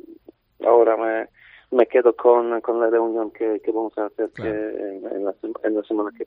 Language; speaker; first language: Spanish; non-native, fluent; Polish